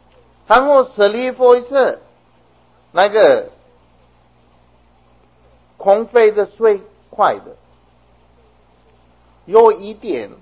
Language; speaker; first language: Chinese; non-native, fluent; Sinhala